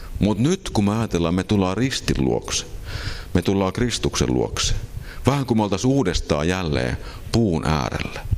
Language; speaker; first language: Finnish; native; Finnish